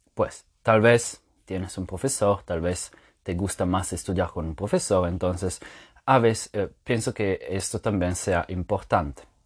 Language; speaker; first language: Spanish; non-native, fluent; French